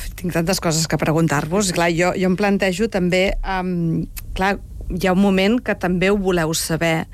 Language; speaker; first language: Catalan; native; Catalan